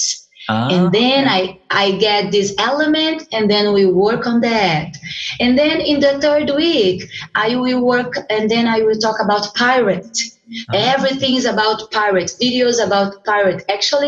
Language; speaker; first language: English; non-native, fluent; Portuguese